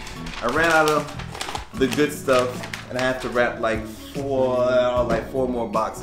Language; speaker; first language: English; native; English